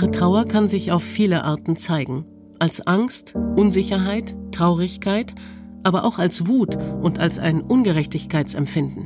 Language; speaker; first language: German; native; German